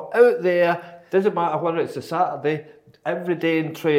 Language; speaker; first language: English; native; English